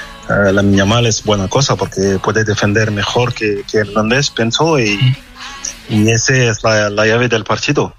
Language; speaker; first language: Spanish; non-native, fluent; French